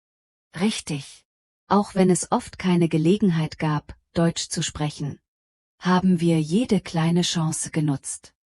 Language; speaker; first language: German; non-native, fluent; Polish